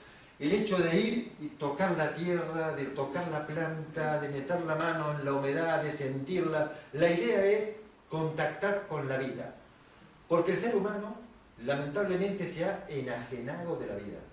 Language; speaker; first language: Spanish; native; Spanish